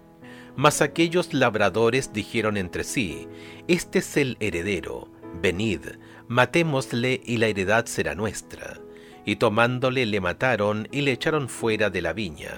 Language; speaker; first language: Spanish; native; Spanish